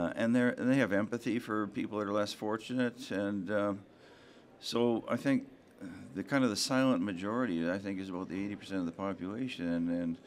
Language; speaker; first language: English; native; English